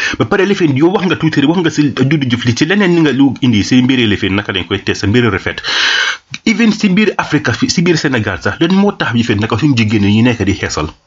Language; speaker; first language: Wolof; non-native, local second language; Serer